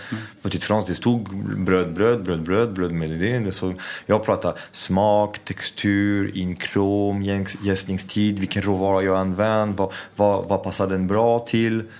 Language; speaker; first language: Swedish; non-native, fluent; French